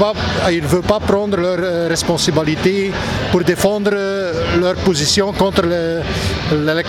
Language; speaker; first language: French; non-native, local second language; Dutch